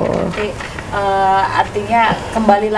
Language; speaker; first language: Indonesian; native; Indonesian